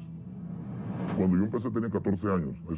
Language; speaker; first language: Spanish; native; Spanish